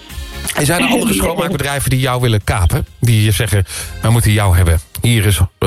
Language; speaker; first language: Dutch; native; Dutch